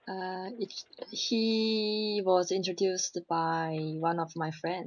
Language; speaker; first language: English; non-native, learner; Chinese